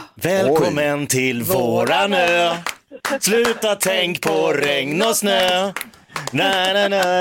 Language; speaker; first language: Swedish; native; Swedish